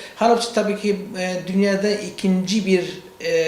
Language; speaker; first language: Turkish; non-native, learner; Central Kurdish